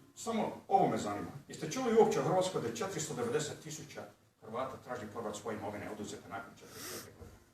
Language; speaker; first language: Bosnian; early bilingual, heritage; Croatian